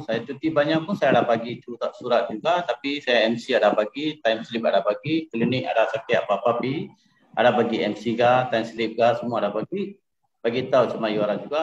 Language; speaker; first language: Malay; non-native, local second language; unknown